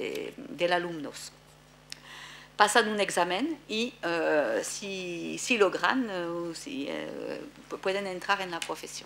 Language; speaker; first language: Spanish; non-native, fluent; French